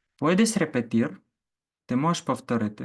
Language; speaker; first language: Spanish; non-native, fluent; Ukrainian